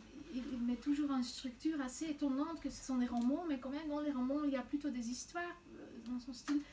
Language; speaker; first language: French; non-native, local second language; Dutch